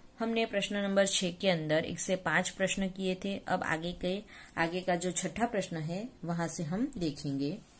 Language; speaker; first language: Hindi; non-native, local second language; Gujarati